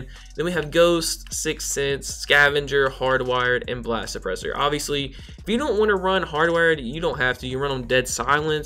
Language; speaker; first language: English; native; English